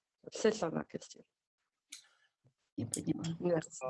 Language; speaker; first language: French; non-native, local second language; Arabic